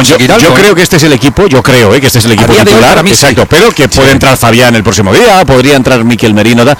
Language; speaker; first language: Spanish; native; Spanish